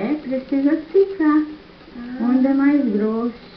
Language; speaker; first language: Portuguese; non-native, learner; German